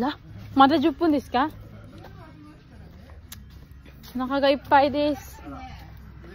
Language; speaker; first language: Japanese; non-native, learner; Hiligaynon